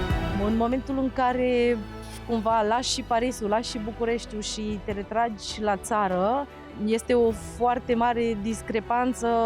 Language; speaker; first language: Romanian; native; Romanian